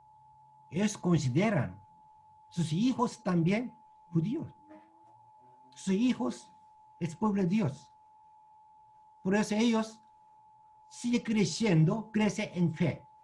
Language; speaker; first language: Spanish; non-native, learner; Korean